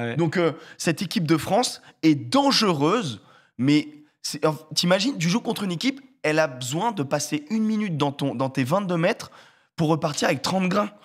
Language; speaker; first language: French; native; French